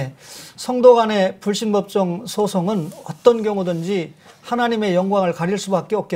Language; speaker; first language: Korean; native; Korean